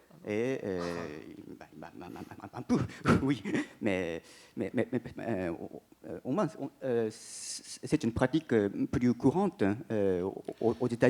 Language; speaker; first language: French; non-native, fluent; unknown